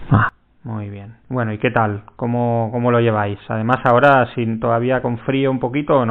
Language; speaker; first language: Spanish; native; Spanish